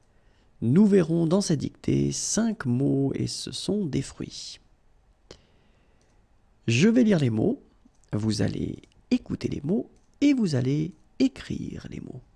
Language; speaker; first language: French; native; French